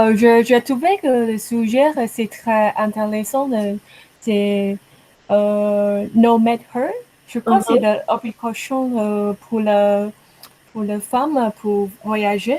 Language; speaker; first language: French; non-native, learner; Chinese